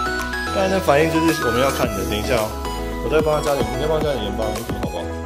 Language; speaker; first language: Chinese; native; Chinese